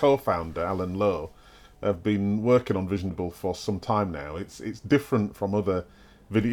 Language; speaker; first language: English; native; English